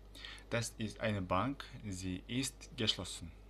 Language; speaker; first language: German; non-native, fluent; Uzbek